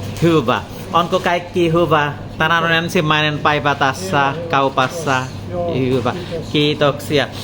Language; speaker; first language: Finnish; non-native, fluent; Bangla